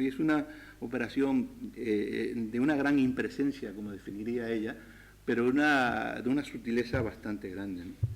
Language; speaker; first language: Spanish; native; Spanish